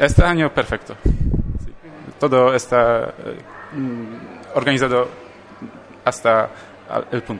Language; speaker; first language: Spanish; non-native, learner; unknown